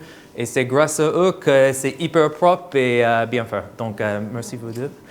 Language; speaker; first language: French; non-native, fluent; English